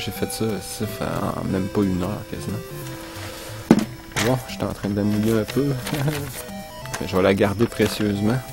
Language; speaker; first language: French; native; French